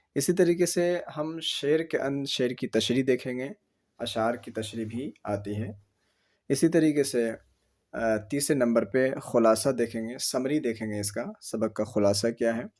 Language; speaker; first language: Urdu; native; Urdu